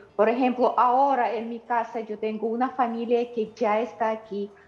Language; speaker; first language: Spanish; non-native, learner; Ukrainian